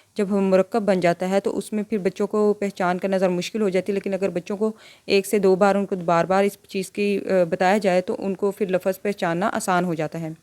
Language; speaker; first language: Urdu; native; Urdu